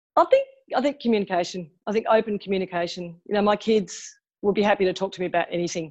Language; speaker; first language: English; native; English